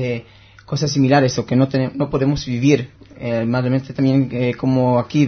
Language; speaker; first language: Spanish; non-native, learner; Hebrew